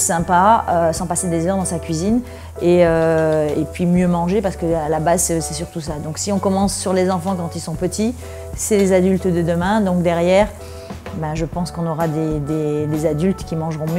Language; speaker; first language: French; native; French